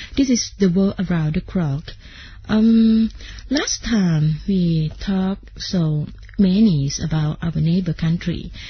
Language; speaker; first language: English; non-native, fluent; Thai